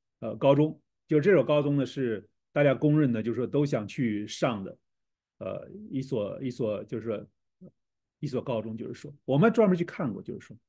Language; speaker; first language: Chinese; native; Chinese